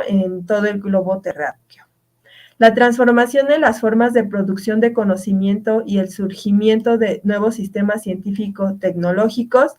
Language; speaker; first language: Spanish; native; Spanish